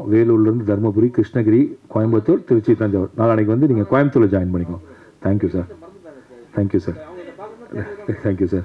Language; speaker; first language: Tamil; native; Tamil